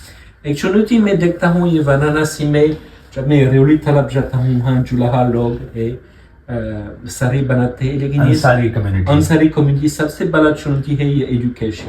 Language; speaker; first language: Hindi; non-native, learner; French